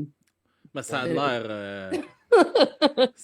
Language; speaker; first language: French; native; French